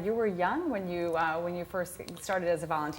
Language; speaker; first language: English; native; English